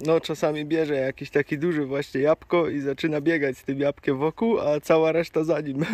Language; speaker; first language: Polish; native; Polish